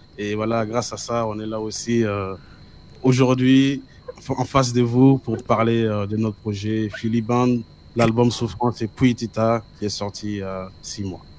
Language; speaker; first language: French; non-native, local second language; Mossi